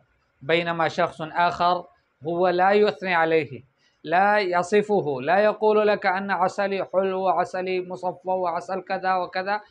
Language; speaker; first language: Arabic; non-native, fluent; Urdu